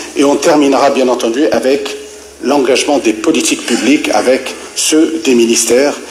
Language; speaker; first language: French; non-native, local second language; Arabic